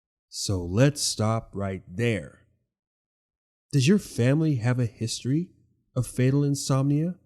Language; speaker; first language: English; native; English